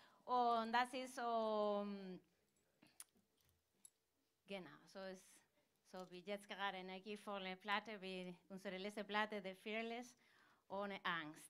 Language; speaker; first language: German; non-native, fluent; Galician